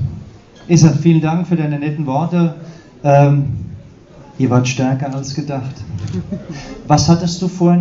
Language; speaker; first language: German; native; German